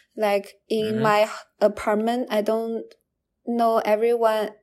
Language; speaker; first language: English; non-native, learner; Chinese